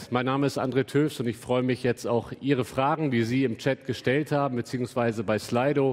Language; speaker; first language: German; native; German